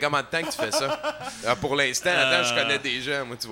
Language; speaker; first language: French; native; French